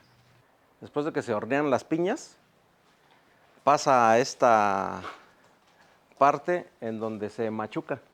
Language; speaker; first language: Spanish; native; Spanish